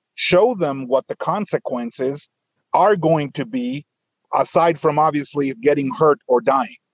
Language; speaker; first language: English; non-native, fluent; Spanish